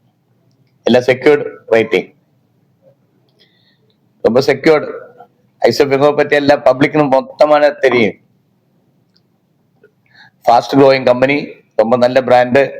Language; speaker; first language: Tamil; non-native, local second language; Malayalam